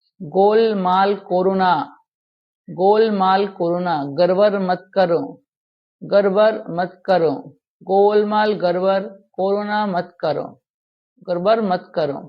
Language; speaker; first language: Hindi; non-native, local second language; Bangla